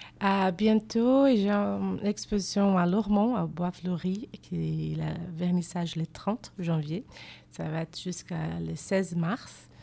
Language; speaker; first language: French; non-native, fluent; Portuguese